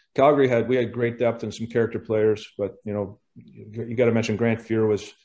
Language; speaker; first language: English; native; English